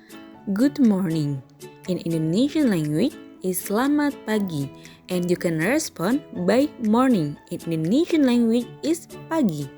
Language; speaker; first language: English; non-native, learner; Indonesian